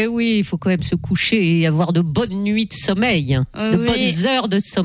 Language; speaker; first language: French; native; French